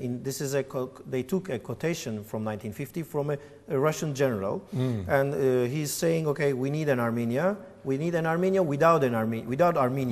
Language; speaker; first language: English; non-native, fluent; Turkish